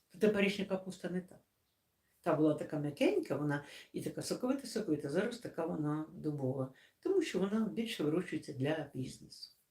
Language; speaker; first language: Ukrainian; non-native, local second language; Russian